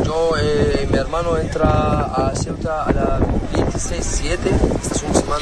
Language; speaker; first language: Spanish; non-native, learner; Arabic